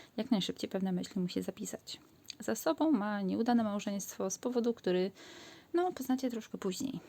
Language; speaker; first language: Polish; native; Polish